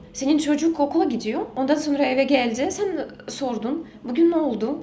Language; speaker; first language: Turkish; non-native, learner; Russian